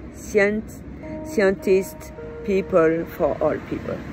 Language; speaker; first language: English; non-native, learner; French